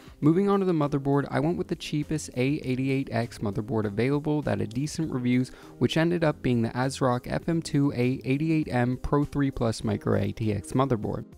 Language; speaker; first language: English; native; English